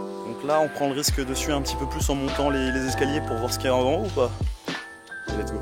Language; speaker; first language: French; native; French